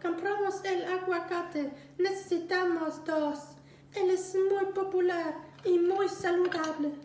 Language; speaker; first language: Spanish; non-native, learner; German